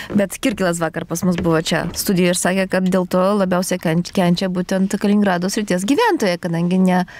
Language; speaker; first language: Lithuanian; non-native, local second language; Polish